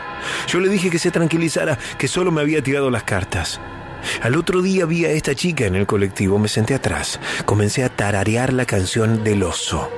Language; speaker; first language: Spanish; native; Spanish